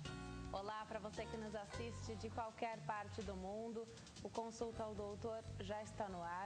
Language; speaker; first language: Portuguese; native; Portuguese